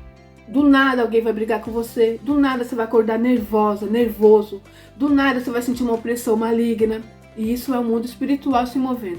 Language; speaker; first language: Portuguese; native; Portuguese